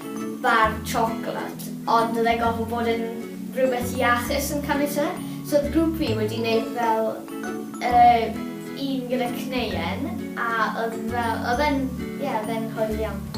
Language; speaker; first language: Welsh; non-native, local second language; English